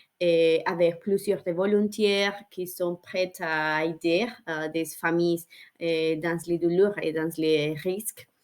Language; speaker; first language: French; non-native, learner; Spanish